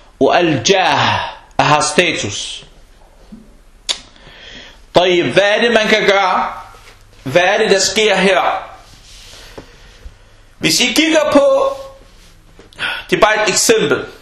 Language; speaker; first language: Danish; non-native, fluent; Arabic